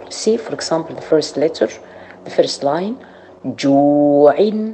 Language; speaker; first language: English; non-native, fluent; Arabic